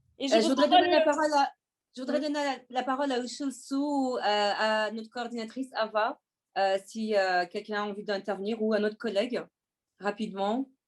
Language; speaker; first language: French; non-native, fluent; Turkish